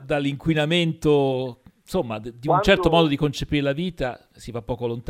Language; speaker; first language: Italian; native; Italian